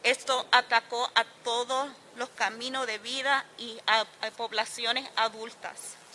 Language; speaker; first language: Spanish; early bilingual, heritage; Spanish